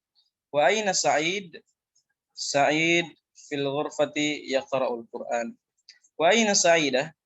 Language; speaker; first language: Arabic; non-native, fluent; Indonesian